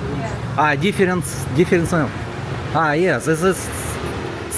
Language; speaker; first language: English; non-native, learner; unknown